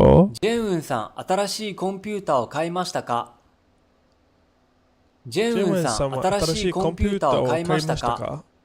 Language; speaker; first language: Japanese; non-native, learner; English